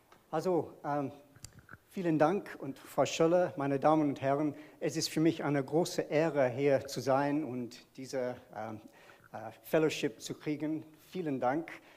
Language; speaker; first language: German; non-native, learner; English